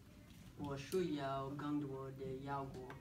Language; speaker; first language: Chinese; non-native, learner; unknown